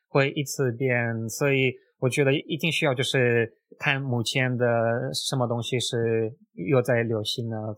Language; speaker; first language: Chinese; non-native, fluent; Russian